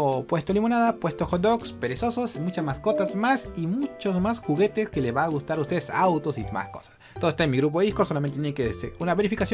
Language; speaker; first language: Spanish; native; Spanish